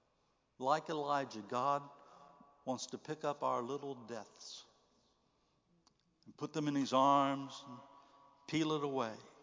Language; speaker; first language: English; native; English